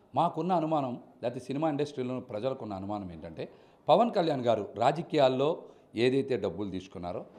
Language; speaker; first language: Telugu; native; Telugu